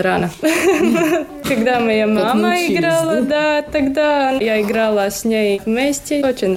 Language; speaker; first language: Russian; non-native, local second language; Latvian